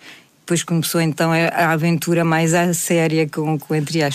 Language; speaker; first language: Portuguese; native; Portuguese